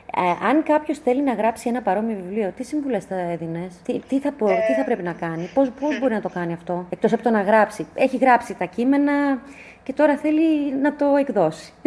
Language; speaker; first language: Greek; early bilingual, heritage; Greek